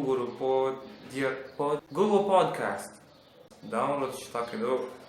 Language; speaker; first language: Japanese; non-native, learner; Portuguese